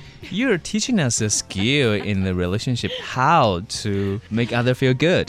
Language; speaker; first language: English; non-native, fluent; Chinese